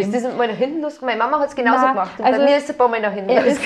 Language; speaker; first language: German; native; German